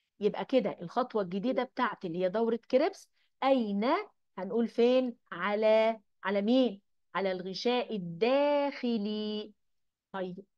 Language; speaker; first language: Arabic; native; Arabic